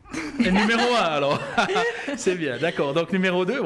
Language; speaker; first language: French; native; French